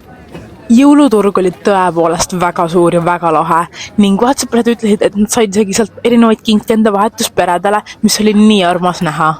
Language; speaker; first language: Estonian; native; Estonian